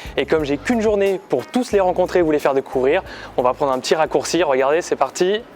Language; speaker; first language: French; native; French